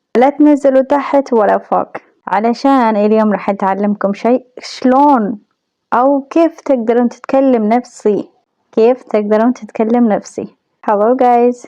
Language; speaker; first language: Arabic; non-native, fluent; Bangla